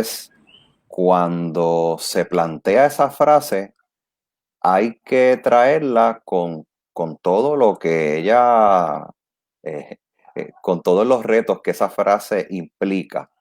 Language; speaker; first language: Spanish; native; Spanish